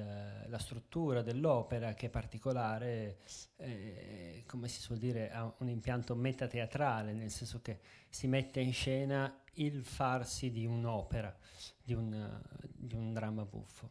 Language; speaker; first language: Italian; native; Italian